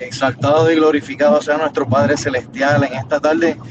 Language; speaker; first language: Spanish; native; Spanish